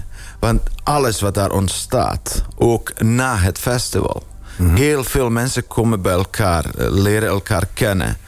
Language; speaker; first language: Dutch; non-native, fluent; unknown